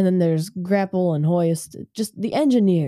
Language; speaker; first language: English; native; English